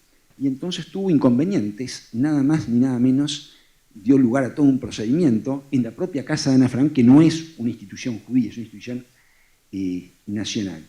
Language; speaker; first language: Spanish; native; Spanish